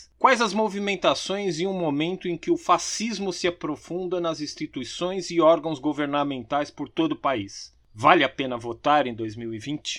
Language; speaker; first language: Portuguese; native; Portuguese